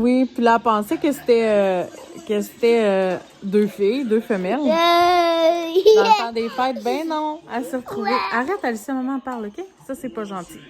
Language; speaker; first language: French; native; French